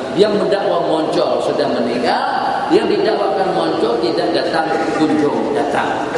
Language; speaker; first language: Indonesian; non-native, local second language; Banjar